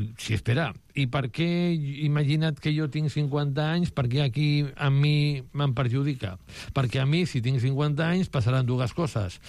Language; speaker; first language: Catalan; non-native, local second language; Spanish